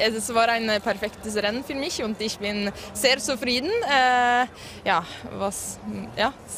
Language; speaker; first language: German; non-native, learner; Norwegian